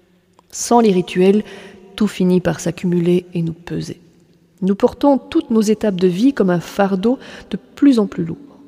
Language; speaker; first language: French; native; French